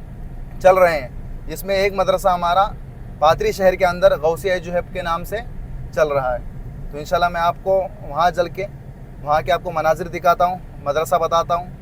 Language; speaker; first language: Hindi; native; Hindi